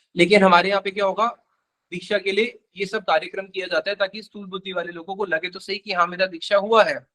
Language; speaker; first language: Hindi; native; Hindi